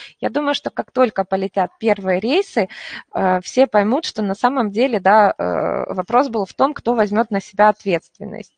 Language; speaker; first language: Russian; native; Russian